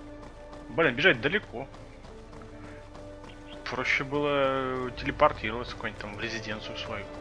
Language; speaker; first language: Russian; native; Russian